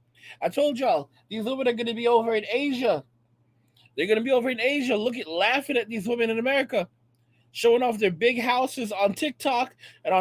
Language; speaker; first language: English; native; English